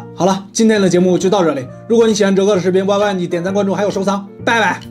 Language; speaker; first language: Chinese; native; Chinese